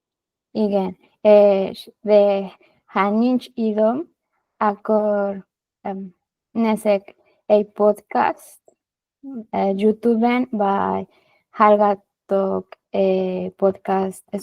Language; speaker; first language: Hungarian; non-native, learner; Spanish